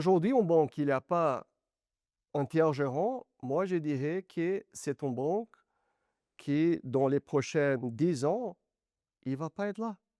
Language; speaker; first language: French; non-native, fluent; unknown